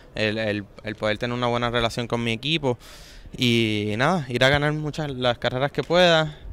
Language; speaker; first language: Spanish; native; Spanish